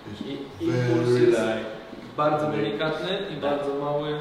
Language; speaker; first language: Polish; native; Polish